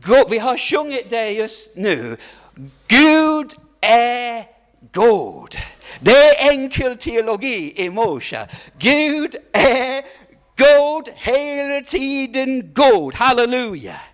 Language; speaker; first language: Swedish; non-native, fluent; English